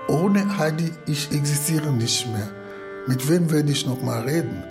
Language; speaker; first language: German; non-native, fluent; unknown